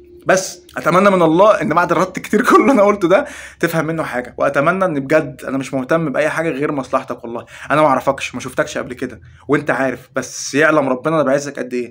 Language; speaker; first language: Arabic; native; Arabic